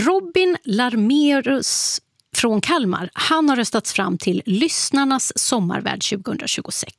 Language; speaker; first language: Swedish; native; Swedish